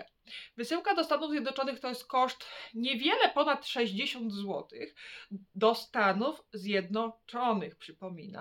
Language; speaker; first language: Polish; native; Polish